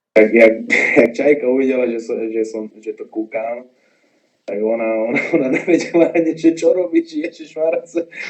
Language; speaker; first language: Slovak; non-native, local second language; Hungarian